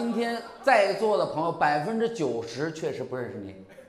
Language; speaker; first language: Chinese; native; Chinese